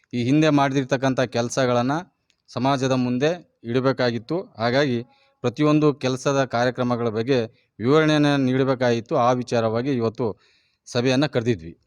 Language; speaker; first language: Kannada; non-native, local second language; Lambadi